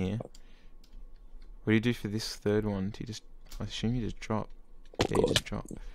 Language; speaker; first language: English; native; English